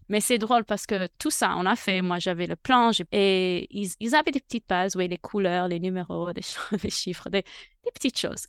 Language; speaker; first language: French; non-native, fluent; English